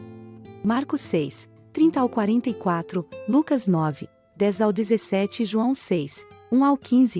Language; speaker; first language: Portuguese; native; Portuguese